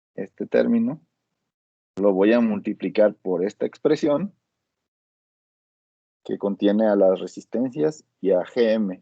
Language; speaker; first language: Spanish; native; Spanish